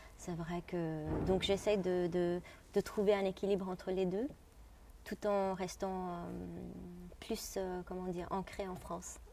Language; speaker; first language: French; non-native, fluent; Arabic